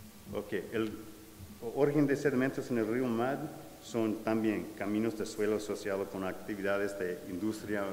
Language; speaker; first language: Spanish; non-native, fluent; English